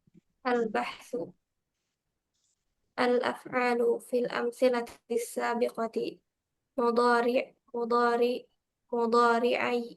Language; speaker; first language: Arabic; non-native, learner; Indonesian